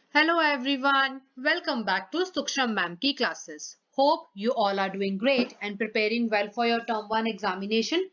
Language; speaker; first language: English; non-native, local second language; Punjabi